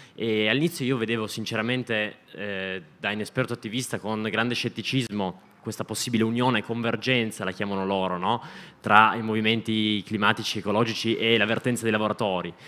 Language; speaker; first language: Italian; native; Italian